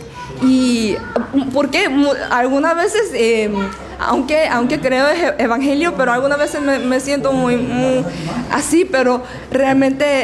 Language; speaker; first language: Spanish; non-native, learner; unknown